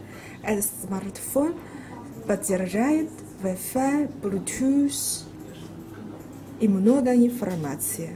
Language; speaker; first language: Russian; non-native, learner; Chinese